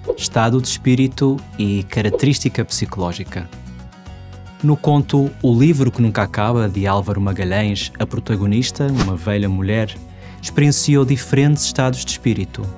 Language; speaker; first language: Portuguese; native; Portuguese